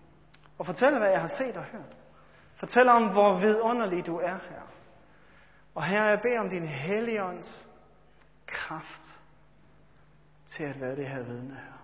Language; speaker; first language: Danish; native; Danish